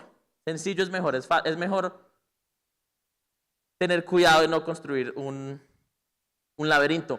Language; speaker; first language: Spanish; native; Spanish